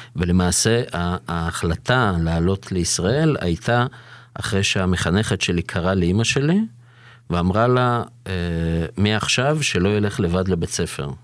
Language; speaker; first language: Hebrew; early bilingual, other home language; Russian